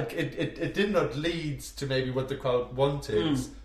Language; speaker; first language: English; non-native, fluent; German